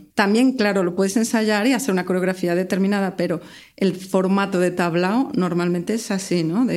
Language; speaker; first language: Spanish; native; Spanish